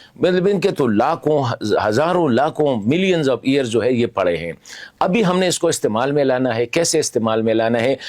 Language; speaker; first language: Urdu; non-native, local second language; Pashto